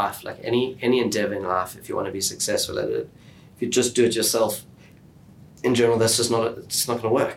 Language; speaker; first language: English; native; English